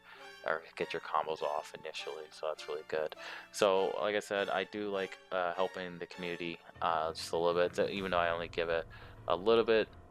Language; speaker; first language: English; native; English